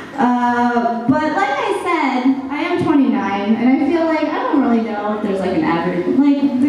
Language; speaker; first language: English; native; English